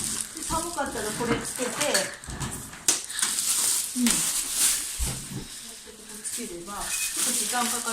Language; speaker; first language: Japanese; native; Japanese